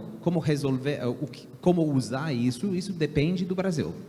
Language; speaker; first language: Portuguese; non-native, fluent; English